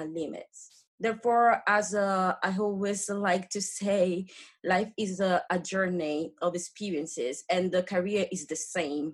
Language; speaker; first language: English; non-native, fluent; Italian